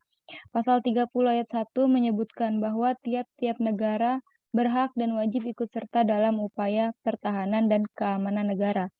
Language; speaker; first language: Indonesian; native; Indonesian